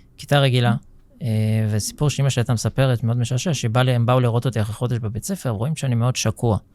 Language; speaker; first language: Hebrew; early bilingual, other home language; Russian